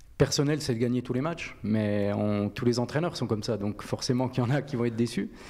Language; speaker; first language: French; native; French